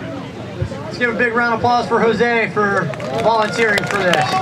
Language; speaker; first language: English; native; English